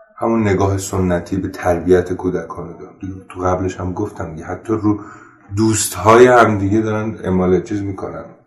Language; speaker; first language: Persian; non-native, local second language; Armenian